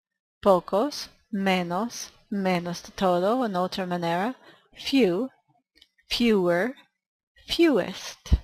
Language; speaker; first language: Spanish; non-native, fluent; English